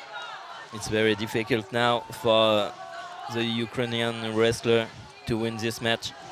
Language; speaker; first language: English; non-native, learner; French